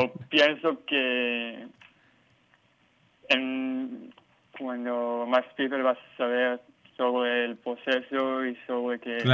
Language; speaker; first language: Spanish; non-native, learner; Hebrew